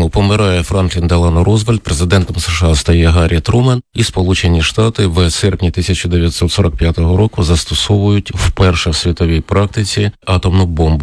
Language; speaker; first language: Ukrainian; native; Ukrainian